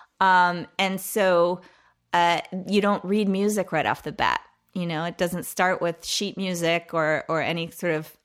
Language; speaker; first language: English; native; English